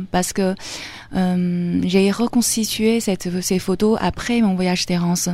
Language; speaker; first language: French; non-native, fluent; Chinese